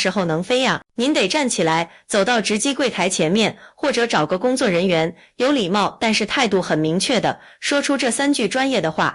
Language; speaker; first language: Chinese; native; Chinese